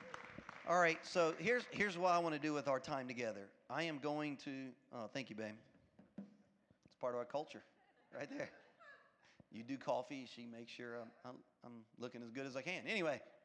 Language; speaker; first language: English; native; English